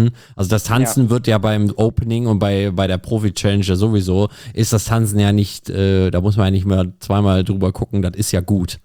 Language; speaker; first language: German; native; German